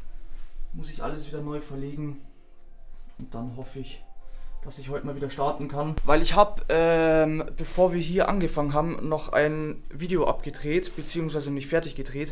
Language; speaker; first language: German; native; German